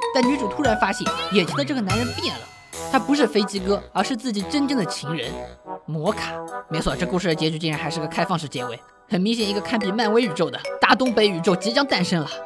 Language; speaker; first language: Chinese; native; Chinese